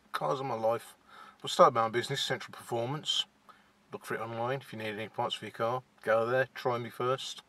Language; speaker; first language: English; native; English